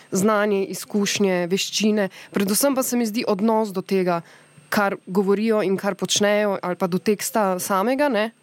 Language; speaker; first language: Slovenian; native; Slovenian